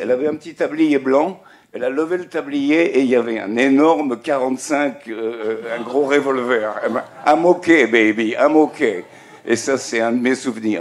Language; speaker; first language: French; native; French